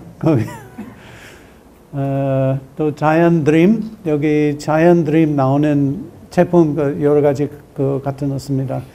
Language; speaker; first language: Korean; non-native, learner; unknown